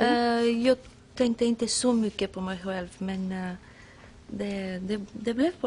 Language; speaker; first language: Swedish; non-native, fluent; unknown